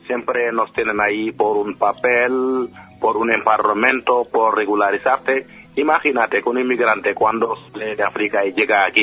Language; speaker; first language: Spanish; non-native, fluent; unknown